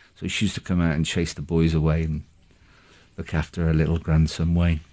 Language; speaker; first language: English; native; English